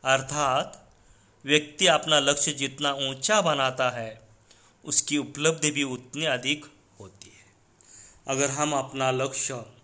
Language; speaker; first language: Hindi; non-native, local second language; Marathi